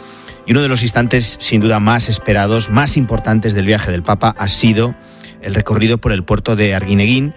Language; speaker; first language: Spanish; native; Spanish